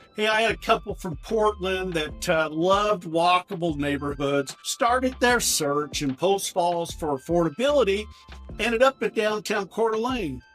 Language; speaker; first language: English; native; English